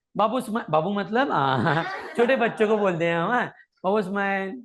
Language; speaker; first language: Hindi; non-native, local second language; Marathi